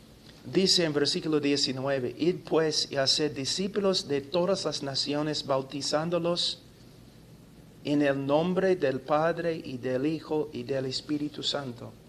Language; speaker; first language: Spanish; non-native, fluent; English